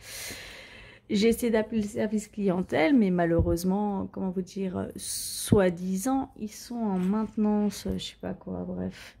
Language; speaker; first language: French; native; French